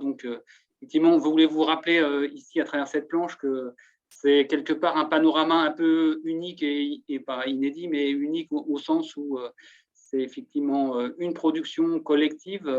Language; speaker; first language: French; native; French